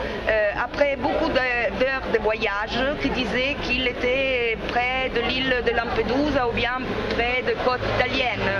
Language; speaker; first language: French; non-native, fluent; Italian